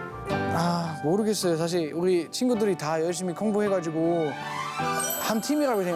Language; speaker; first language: Korean; non-native, learner; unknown